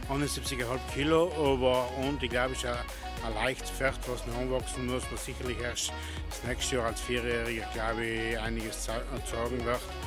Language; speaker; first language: German; native; German